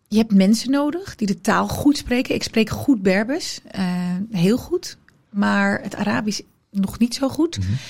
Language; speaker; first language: Dutch; early bilingual, other home language; Riffian